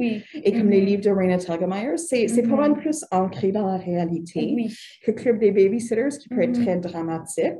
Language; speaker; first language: French; native; French